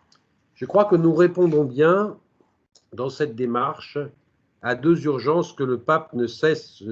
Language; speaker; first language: French; native; French